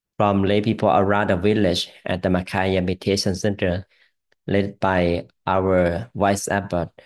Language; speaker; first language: English; non-native, fluent; Thai